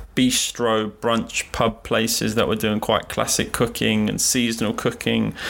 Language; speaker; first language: English; native; English